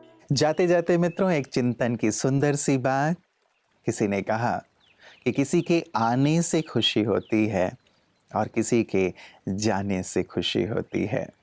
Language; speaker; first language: Hindi; native; Hindi